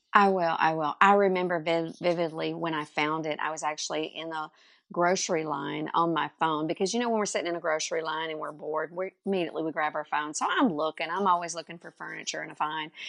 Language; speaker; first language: English; native; English